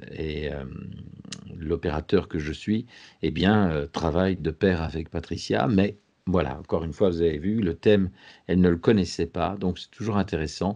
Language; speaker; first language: French; native; French